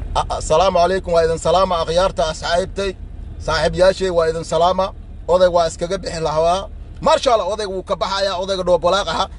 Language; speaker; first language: Somali; native; Somali